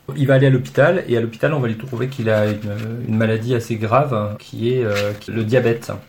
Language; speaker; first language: French; native; French